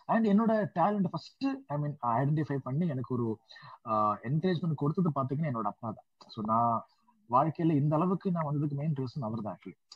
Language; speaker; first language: Tamil; non-native, local second language; Malayalam